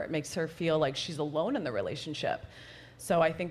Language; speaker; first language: English; native; English